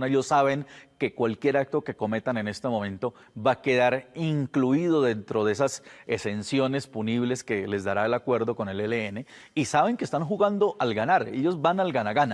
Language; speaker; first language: Spanish; native; Spanish